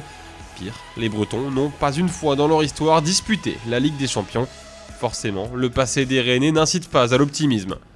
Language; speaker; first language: French; native; French